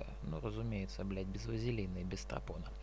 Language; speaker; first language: Russian; native; Russian